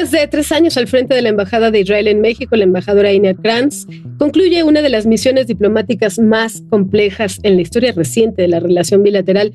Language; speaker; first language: Spanish; native; Spanish